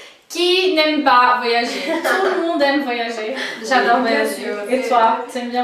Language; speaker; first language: French; non-native, fluent; Portuguese